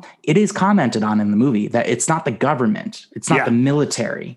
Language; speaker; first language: English; native; English